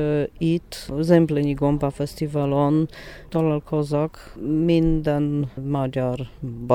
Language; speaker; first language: Hungarian; non-native, learner; Polish